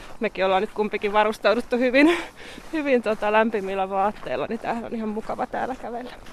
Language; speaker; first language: Finnish; native; Finnish